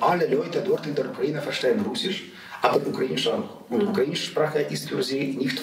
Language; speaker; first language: German; non-native, learner; Ukrainian